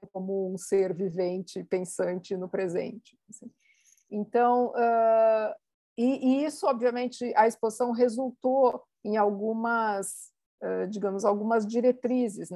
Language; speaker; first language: Portuguese; native; Portuguese